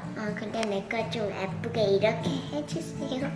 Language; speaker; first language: Korean; early bilingual, heritage; Korean